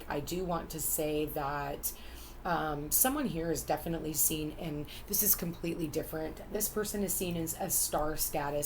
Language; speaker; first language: English; native; English